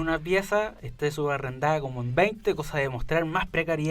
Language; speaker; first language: Spanish; native; Spanish